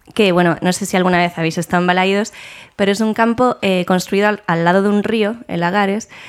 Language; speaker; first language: Spanish; native; Spanish